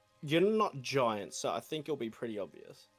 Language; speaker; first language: English; native; English